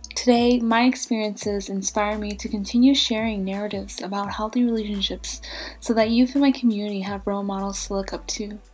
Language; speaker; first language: English; native; English